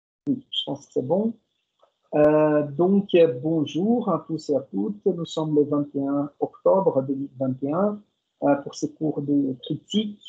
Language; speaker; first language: French; non-native, fluent; Portuguese